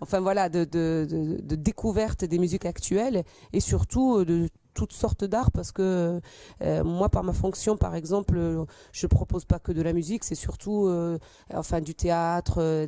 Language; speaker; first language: French; native; French